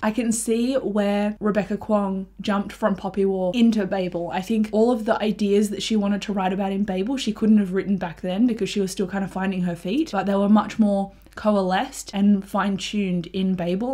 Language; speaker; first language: English; native; English